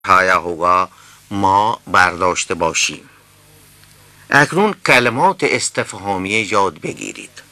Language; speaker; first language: Persian; non-native, fluent; Urdu